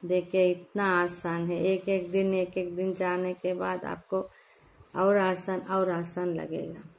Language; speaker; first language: Hindi; non-native, local second language; Telugu